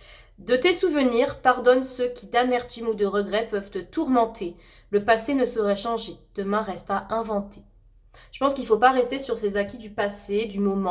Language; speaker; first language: French; native; French